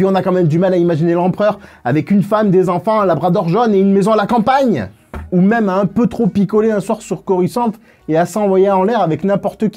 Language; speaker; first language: French; native; French